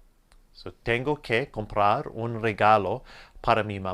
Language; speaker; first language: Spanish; non-native, fluent; English